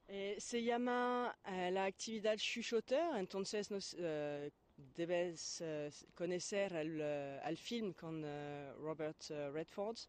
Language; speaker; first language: Spanish; non-native, fluent; French